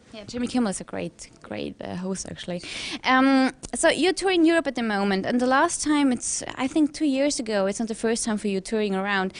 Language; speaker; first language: English; non-native, fluent; German